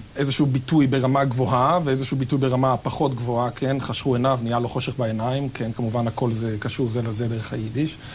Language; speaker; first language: Hebrew; native; Hebrew